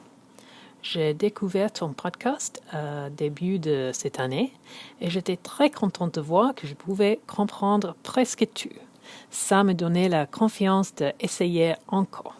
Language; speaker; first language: French; non-native, learner; English